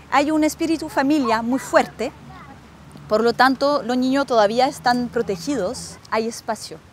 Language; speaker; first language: Spanish; non-native, fluent; French